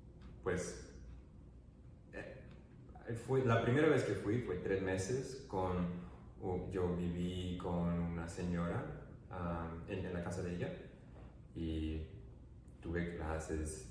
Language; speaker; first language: Spanish; non-native, fluent; English